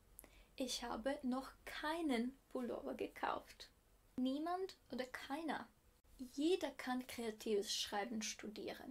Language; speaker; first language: German; non-native, fluent; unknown